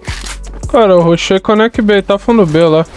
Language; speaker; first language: Portuguese; native; Portuguese